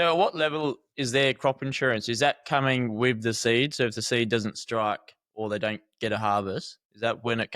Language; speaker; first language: English; native; English